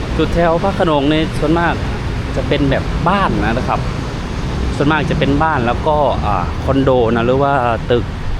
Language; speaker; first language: Thai; non-native, fluent; Lao